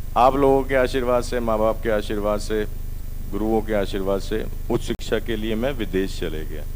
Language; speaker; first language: Hindi; native; Hindi